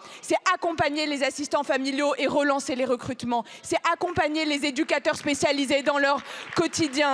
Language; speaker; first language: French; native; French